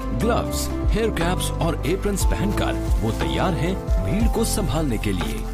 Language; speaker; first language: Hindi; native; Hindi